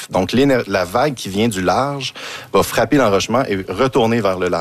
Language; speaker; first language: French; native; French